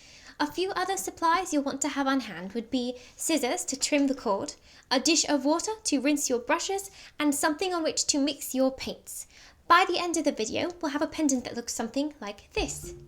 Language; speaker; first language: English; native; English